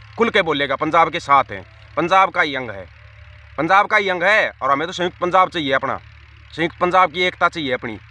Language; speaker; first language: Hindi; non-native, local second language; Punjabi